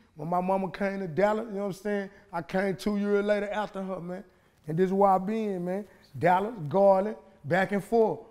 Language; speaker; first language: English; native; English